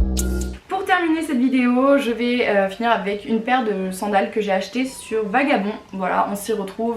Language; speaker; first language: French; native; French